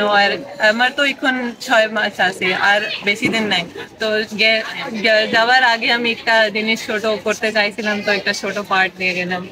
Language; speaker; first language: Bangla; non-native, fluent; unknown